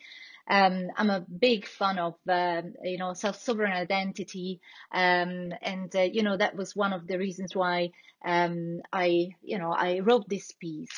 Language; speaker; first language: English; non-native, fluent; Italian